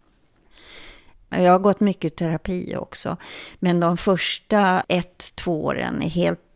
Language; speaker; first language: Swedish; early bilingual, other home language; German